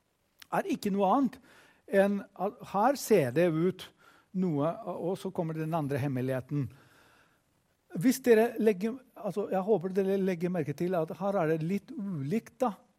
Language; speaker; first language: Norwegian; non-native, fluent; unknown